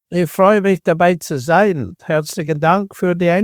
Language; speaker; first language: German; non-native, fluent; English